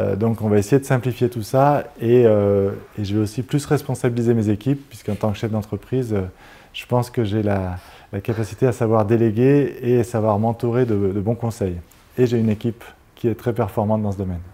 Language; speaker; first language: French; native; French